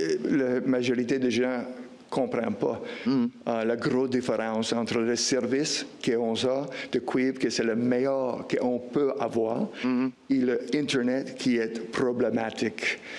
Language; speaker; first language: French; non-native, local second language; English